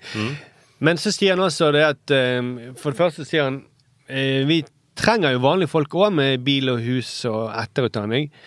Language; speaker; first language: Norwegian; native; Norwegian